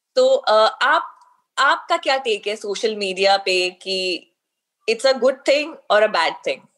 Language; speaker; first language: Hindi; native; Hindi